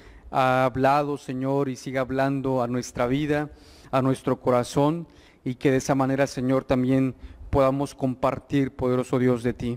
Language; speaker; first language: Spanish; native; Spanish